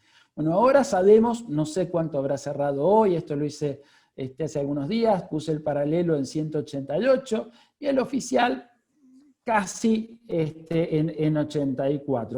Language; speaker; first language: Spanish; native; Spanish